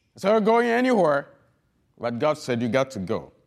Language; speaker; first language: English; non-native, fluent; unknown